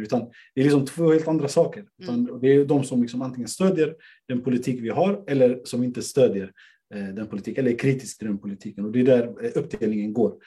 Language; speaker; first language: Swedish; native; Swedish